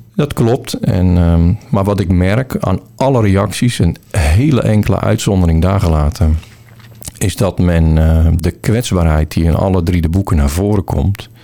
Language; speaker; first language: Dutch; native; Dutch